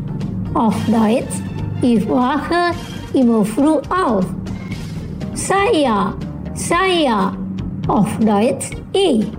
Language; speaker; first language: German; non-native, fluent; Indonesian